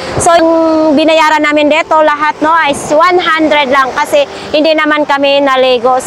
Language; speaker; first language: Filipino; non-native, local second language; Masbatenyo